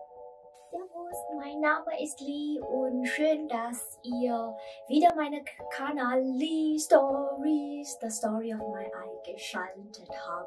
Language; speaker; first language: German; non-native, learner; Vietnamese